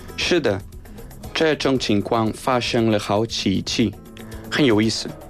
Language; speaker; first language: Chinese; non-native, learner; Spanish